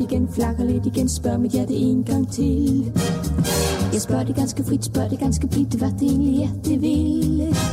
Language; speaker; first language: Danish; non-native, fluent; English